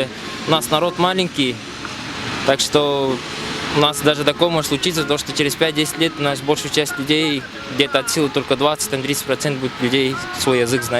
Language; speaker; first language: Russian; non-native, local second language; Tuvinian